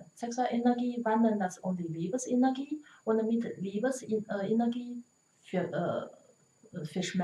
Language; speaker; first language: German; non-native, learner; Chinese